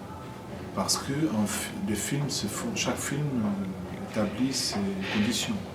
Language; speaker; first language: French; non-native, fluent; Portuguese